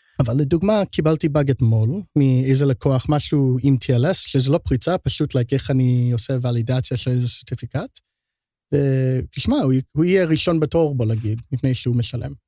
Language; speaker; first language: Hebrew; early bilingual, heritage; Hebrew